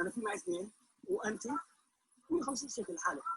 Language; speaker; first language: Arabic; native; Arabic